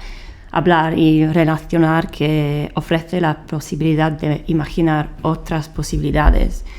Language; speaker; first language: Spanish; non-native, fluent; Italian